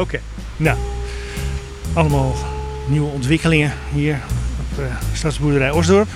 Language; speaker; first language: Dutch; native; Dutch